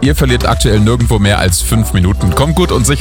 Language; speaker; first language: German; native; German